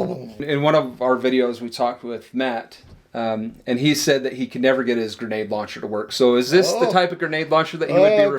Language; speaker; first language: English; native; English